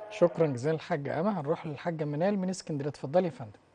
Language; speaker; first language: Arabic; native; Arabic